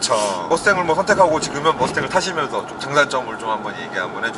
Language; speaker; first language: Korean; native; Korean